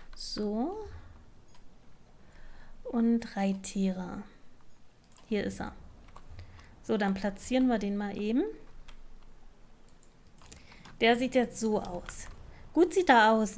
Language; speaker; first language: German; native; German